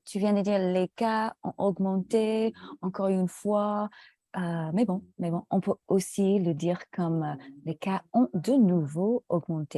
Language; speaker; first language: French; non-native, fluent; English